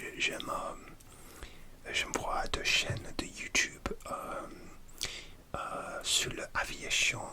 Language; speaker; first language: French; non-native, learner; English